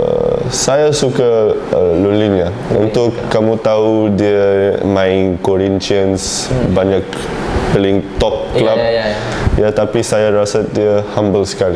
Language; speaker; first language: Indonesian; non-native, learner; English